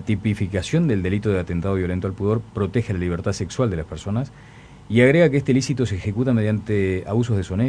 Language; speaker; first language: Spanish; native; Spanish